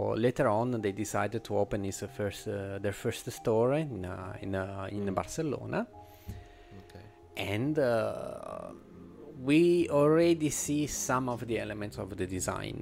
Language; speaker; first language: English; non-native, fluent; Italian